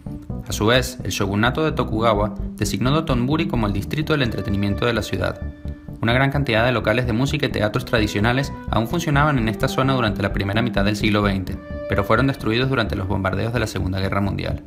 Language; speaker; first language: Spanish; native; Spanish